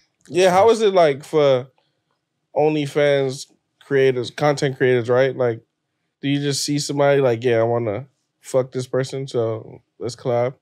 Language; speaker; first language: English; native; English